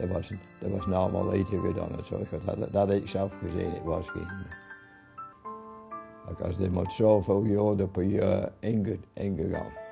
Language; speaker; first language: Dutch; non-native, learner; English